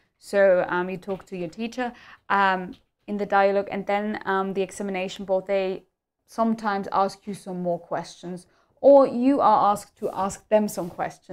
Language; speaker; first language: English; non-native, fluent; German